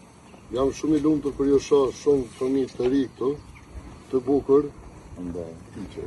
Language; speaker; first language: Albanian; non-native, learner; Italian